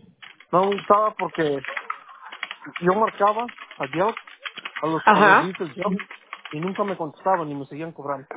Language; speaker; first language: Spanish; early bilingual, heritage; Spanish